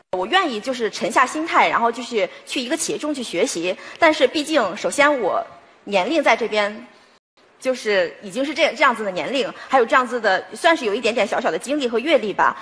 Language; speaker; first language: Chinese; native; Chinese